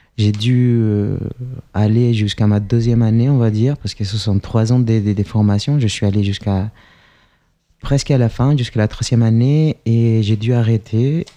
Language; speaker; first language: French; non-native, fluent; Spanish